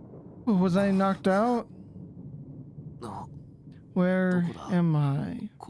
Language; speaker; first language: English; native; English